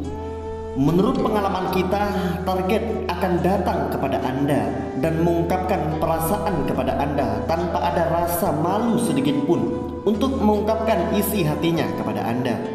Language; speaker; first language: Indonesian; native; Indonesian